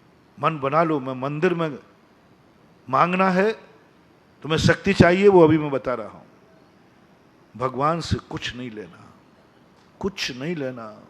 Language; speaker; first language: Hindi; native; Hindi